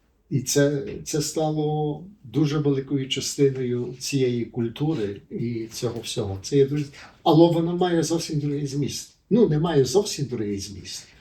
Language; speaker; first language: Ukrainian; early bilingual, heritage; Ukrainian